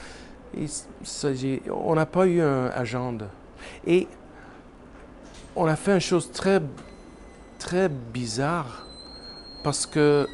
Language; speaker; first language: French; non-native, learner; English